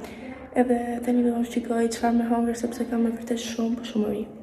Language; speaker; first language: Albanian; early bilingual, heritage; Albanian